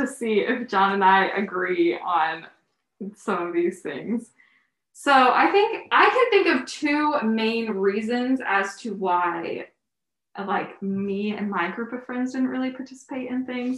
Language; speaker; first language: English; native; English